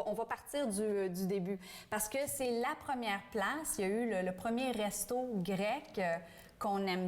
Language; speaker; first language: French; native; French